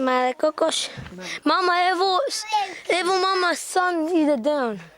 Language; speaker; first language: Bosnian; early bilingual, heritage; English